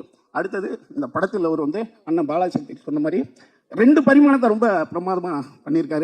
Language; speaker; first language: Tamil; native; Tamil